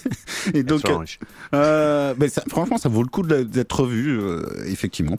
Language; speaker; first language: French; native; French